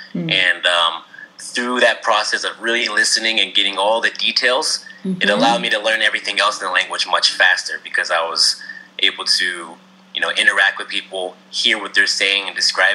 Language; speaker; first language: English; native; English